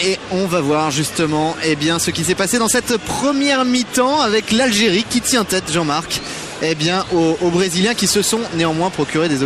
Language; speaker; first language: French; native; French